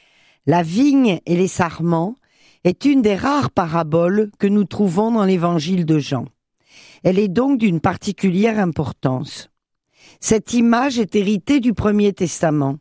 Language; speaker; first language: French; native; French